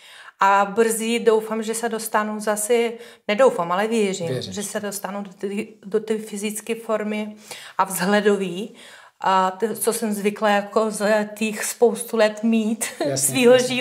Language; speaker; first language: Czech; non-native, fluent; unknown